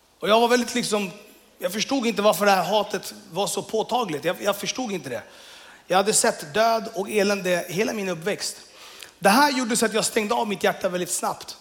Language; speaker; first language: Swedish; early bilingual, other home language; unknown